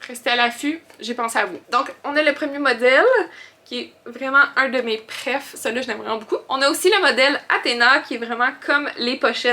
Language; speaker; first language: French; native; French